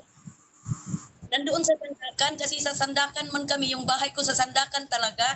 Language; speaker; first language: Filipino; non-native, local second language; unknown